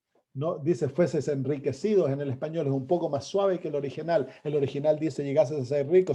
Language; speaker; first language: Spanish; native; Spanish